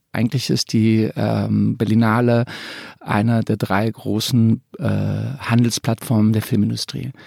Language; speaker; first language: German; early bilingual, other home language; Croatian